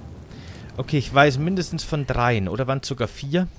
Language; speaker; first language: German; native; German